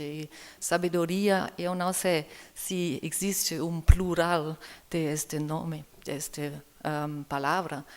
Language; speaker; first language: Portuguese; non-native, learner; German